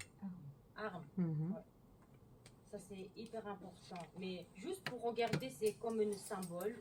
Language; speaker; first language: French; non-native, learner; Mongolian